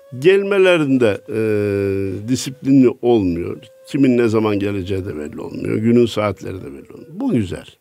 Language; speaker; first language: Turkish; native; Turkish